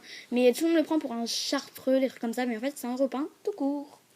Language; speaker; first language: French; native; French